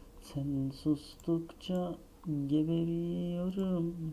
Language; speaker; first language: Turkish; native; Turkish